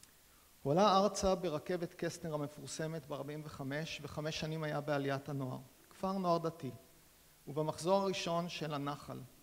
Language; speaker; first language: Hebrew; native; Hebrew